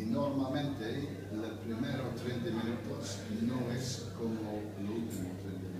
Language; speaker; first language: Spanish; non-native, fluent; English